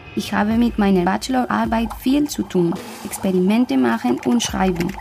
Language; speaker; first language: German; non-native, fluent; Spanish